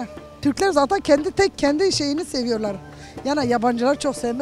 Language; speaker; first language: Turkish; non-native, fluent; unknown